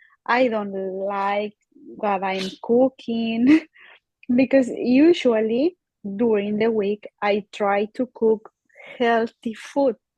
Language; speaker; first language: English; non-native, learner; Spanish